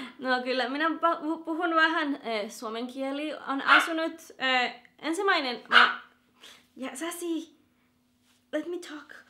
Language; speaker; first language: Finnish; non-native, learner; Spanish